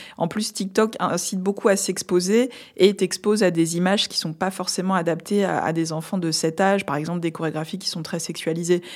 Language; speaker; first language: French; native; French